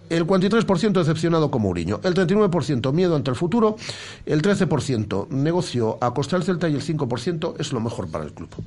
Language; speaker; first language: Spanish; native; Spanish